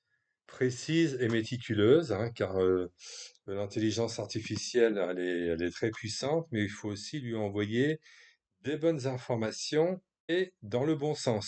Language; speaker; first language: French; native; French